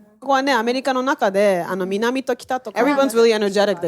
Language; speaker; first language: Japanese; native; Japanese